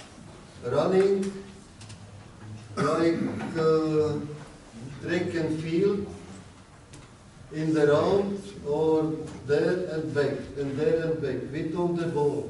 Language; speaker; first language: English; non-native, learner; Czech